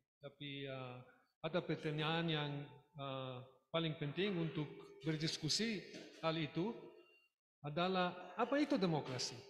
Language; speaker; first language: Indonesian; non-native, learner; English